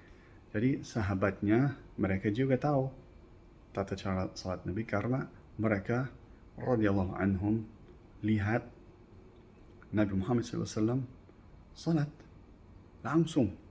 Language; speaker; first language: Indonesian; non-native, fluent; English